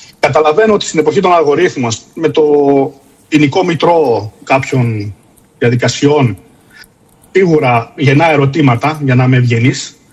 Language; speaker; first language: Greek; native; Greek